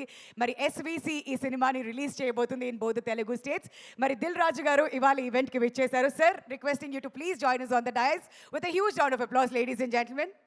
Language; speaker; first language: Telugu; native; Telugu